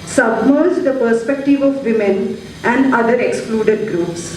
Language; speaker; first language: English; non-native, local second language; Malayalam